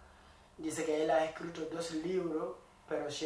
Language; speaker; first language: Spanish; non-native, fluent; Wolof